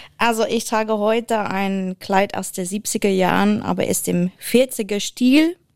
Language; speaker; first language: German; non-native, fluent; English